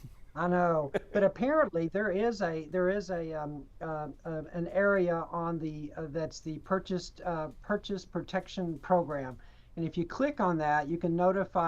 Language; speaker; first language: English; native; English